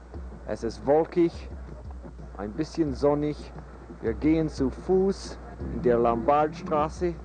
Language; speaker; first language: German; non-native, fluent; English